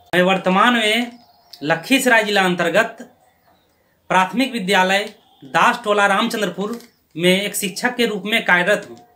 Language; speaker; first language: Hindi; native; Hindi